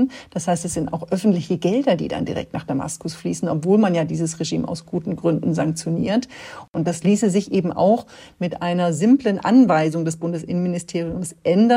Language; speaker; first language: German; native; German